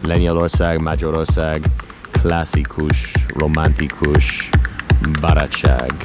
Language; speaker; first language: Hungarian; non-native, learner; English